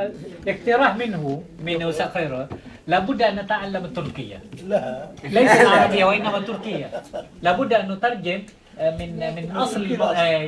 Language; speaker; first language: Arabic; non-native, fluent; Malay